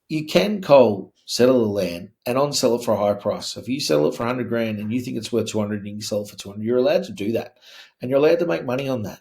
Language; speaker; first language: English; native; English